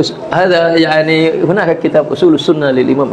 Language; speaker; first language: Arabic; non-native, fluent; Indonesian